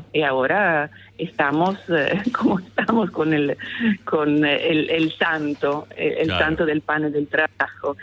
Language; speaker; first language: Spanish; non-native, fluent; Italian